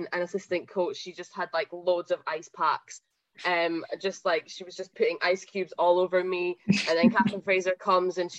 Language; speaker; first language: English; native; English